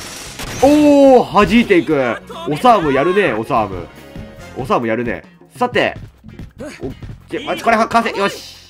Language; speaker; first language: Japanese; native; Japanese